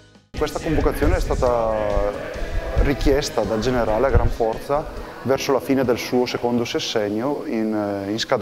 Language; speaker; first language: Italian; native; Italian